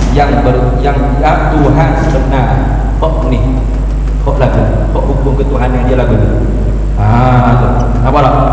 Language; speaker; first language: Malay; native; Malay